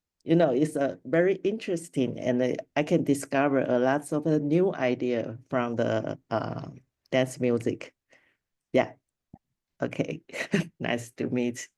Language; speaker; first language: English; non-native, local second language; Chinese